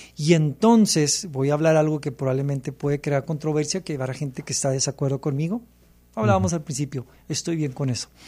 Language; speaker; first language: Spanish; early bilingual, heritage; Spanish